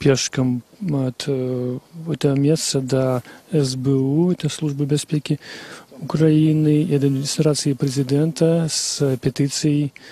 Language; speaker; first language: Russian; non-native, local second language; Belarusian